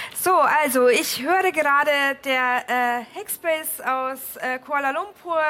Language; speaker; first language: German; native; German